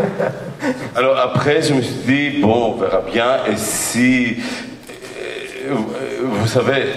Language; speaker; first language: French; non-native, fluent; Greek